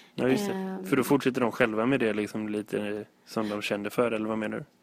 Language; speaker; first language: Swedish; native; Swedish